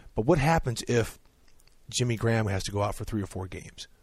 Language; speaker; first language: English; native; English